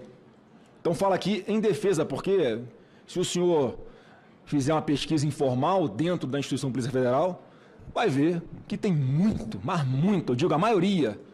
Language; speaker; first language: Portuguese; native; Portuguese